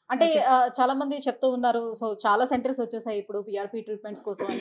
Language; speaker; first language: Telugu; native; Telugu